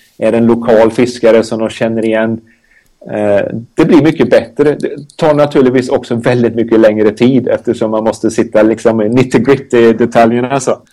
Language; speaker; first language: Swedish; native; Swedish